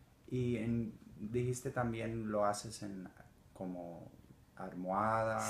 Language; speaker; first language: Spanish; early bilingual, heritage; Spanish